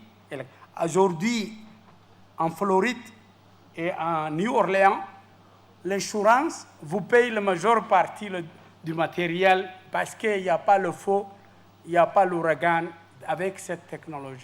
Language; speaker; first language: French; non-native, fluent; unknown